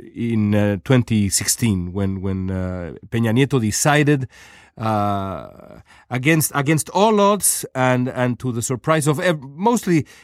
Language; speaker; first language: English; non-native, fluent; Spanish